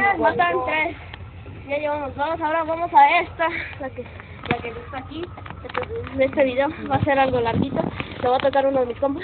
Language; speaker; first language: Spanish; native; Spanish